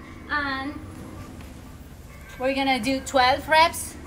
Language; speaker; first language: English; non-native, fluent; Spanish